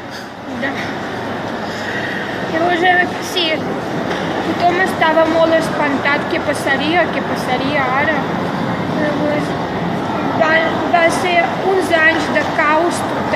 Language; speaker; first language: Catalan; non-native, fluent; Russian